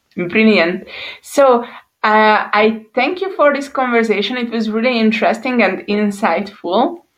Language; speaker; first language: English; non-native, fluent; Hungarian